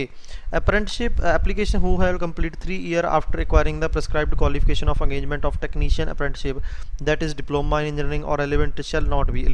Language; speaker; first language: English; non-native, local second language; Hindi